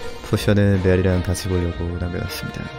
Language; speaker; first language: Korean; native; Korean